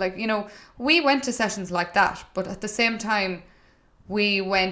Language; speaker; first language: English; native; English